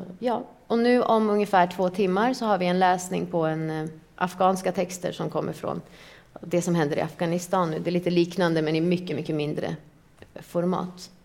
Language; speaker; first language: Swedish; early bilingual, other home language; Persian